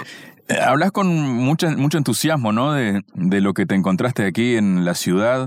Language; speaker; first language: Spanish; native; Spanish